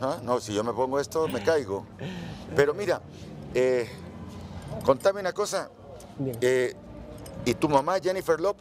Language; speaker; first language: Spanish; native; Spanish